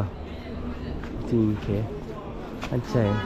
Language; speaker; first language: Hindi; non-native, learner; French